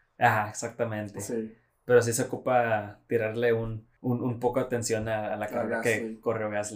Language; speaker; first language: Spanish; native; Spanish